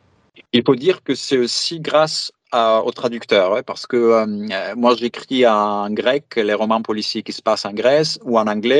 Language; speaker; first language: French; non-native, fluent; Greek